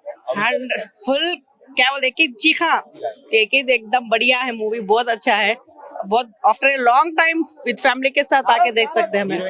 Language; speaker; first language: Hindi; non-native, local second language; Telugu